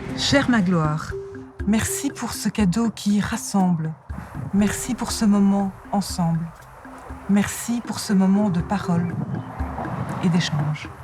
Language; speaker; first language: French; early bilingual, other home language; Lingala